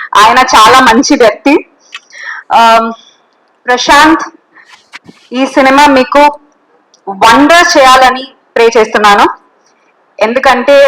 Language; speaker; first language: Telugu; non-native, learner; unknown